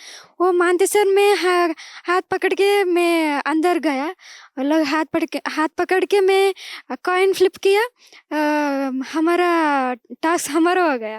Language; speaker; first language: Hindi; non-native, local second language; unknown